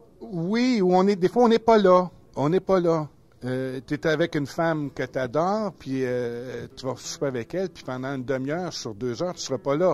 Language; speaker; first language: French; native; French